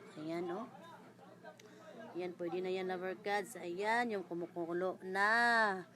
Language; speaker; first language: Filipino; non-native, local second language; Cebuano